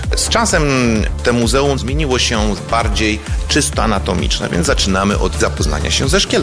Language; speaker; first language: Polish; native; Polish